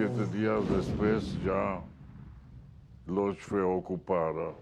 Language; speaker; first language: Spanish; non-native, fluent; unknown